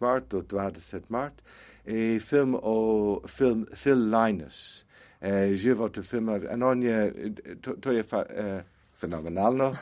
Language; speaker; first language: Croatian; non-native, learner; English